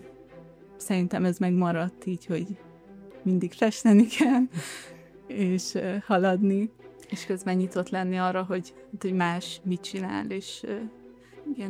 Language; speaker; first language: Hungarian; early bilingual, heritage; Hungarian